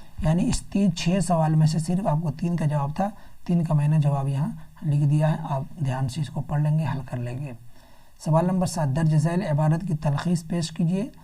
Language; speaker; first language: Urdu; native; Urdu